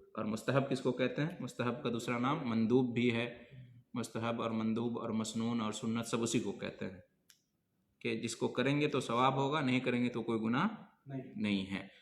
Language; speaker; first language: Urdu; native; Urdu